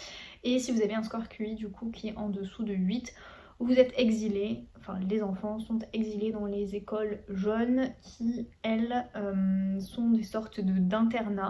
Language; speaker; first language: French; native; French